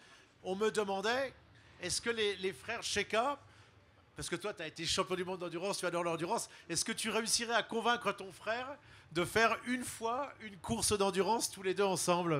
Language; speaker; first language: French; native; French